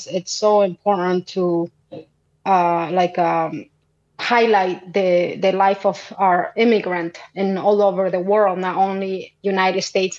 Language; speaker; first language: English; non-native, fluent; Quechua